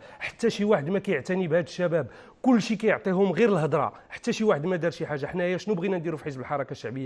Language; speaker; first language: Arabic; native; Arabic